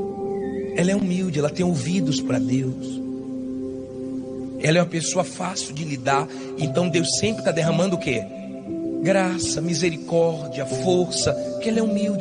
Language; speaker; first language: Portuguese; native; Portuguese